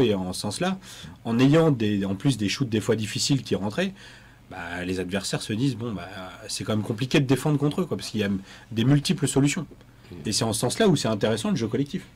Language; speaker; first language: French; native; French